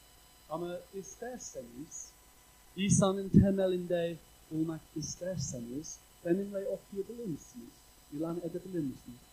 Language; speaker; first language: Turkish; non-native, fluent; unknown